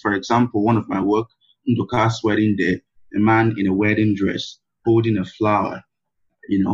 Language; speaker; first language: English; non-native, local second language; Igbo